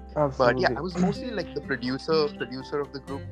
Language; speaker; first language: English; non-native, local second language; Marathi